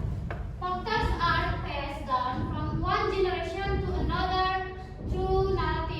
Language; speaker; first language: English; non-native, learner; Indonesian